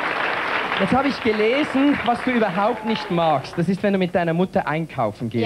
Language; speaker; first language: German; native; German